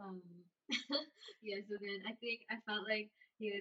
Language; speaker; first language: English; non-native, local second language; Malayalam